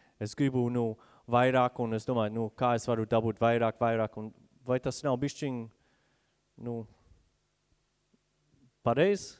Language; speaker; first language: Latvian; non-native, fluent; English